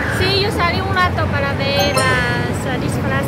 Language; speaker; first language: Spanish; non-native, learner; Chinese